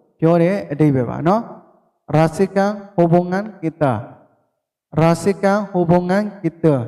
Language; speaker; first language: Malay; non-native, fluent; Burmese